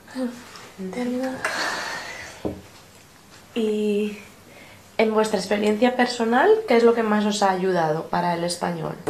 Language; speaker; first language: Spanish; non-native, learner; English